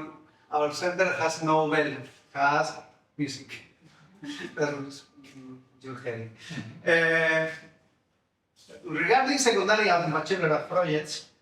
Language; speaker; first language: English; non-native, fluent; Spanish